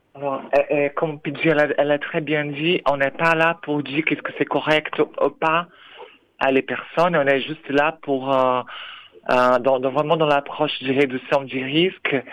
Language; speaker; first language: French; non-native, fluent; Portuguese